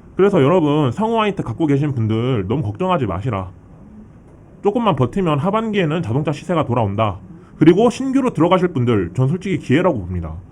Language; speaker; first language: Korean; early bilingual, heritage; Korean